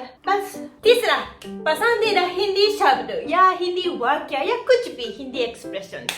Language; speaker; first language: Hindi; non-native, fluent; Japanese